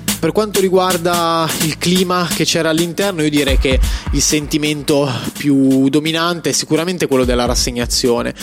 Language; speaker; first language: Italian; native; Italian